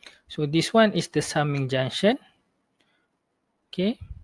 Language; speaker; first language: English; non-native, local second language; Malay